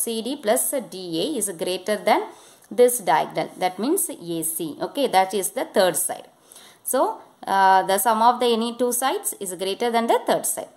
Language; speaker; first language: English; non-native, local second language; Tamil